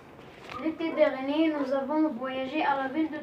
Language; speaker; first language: French; non-native, learner; Arabic